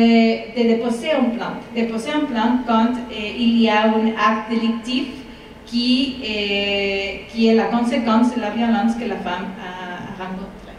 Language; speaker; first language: French; non-native, fluent; Spanish